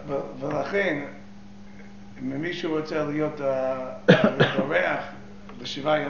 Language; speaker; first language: Hebrew; non-native, fluent; English